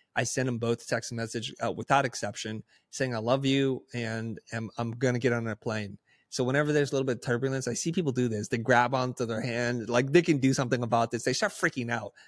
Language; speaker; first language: English; early bilingual, other home language; Vietnamese